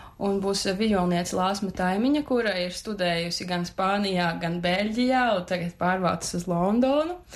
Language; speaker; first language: Latvian; native; Latvian